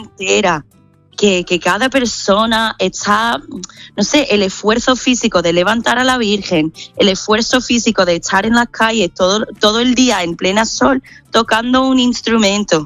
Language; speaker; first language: Spanish; non-native, fluent; English